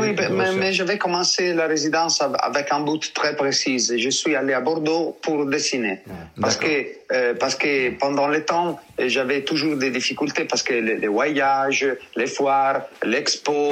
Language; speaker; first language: French; non-native, learner; Italian